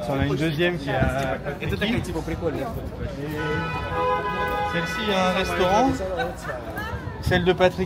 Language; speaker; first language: French; native; French